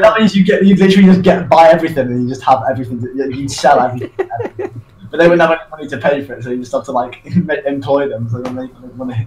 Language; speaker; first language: English; native; English